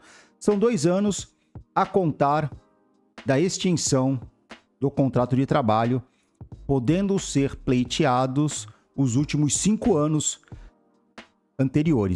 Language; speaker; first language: Portuguese; native; Portuguese